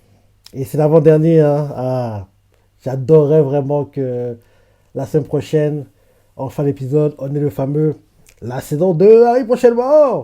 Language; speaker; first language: French; native; French